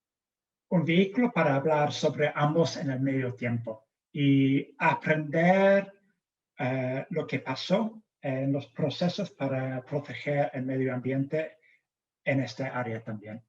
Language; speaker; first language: Spanish; non-native, fluent; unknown